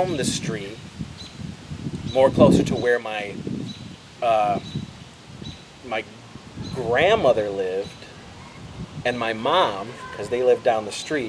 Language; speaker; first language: English; native; English